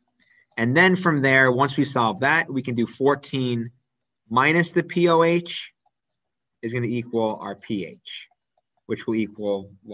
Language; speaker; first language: English; native; English